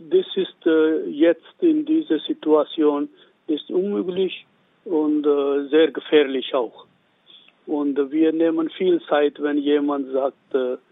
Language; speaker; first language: German; non-native, learner; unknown